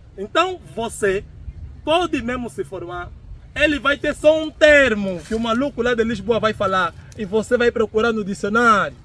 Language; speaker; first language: Portuguese; native; Portuguese